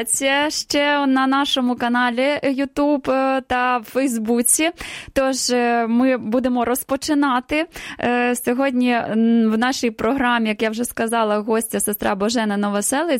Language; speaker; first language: Ukrainian; native; Ukrainian